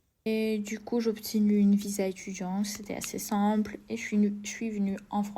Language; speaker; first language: French; non-native, fluent; Russian